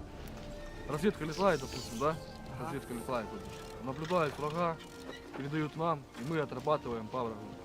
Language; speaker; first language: Russian; native; Russian